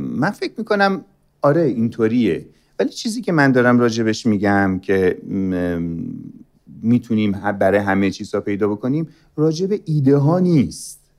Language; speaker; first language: Persian; native; Persian